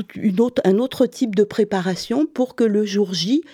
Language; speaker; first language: French; native; French